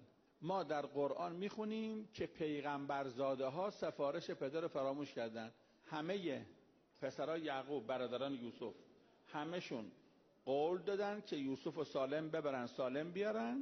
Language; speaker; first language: Persian; native; Persian